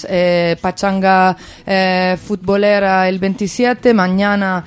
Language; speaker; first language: Spanish; native; Spanish